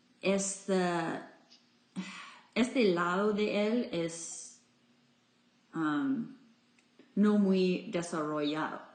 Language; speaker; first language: Spanish; non-native, fluent; English